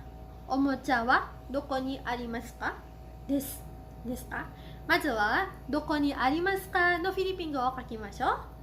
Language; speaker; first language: Japanese; non-native, fluent; Cebuano